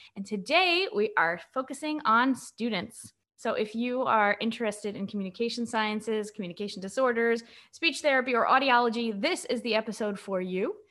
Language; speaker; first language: English; native; English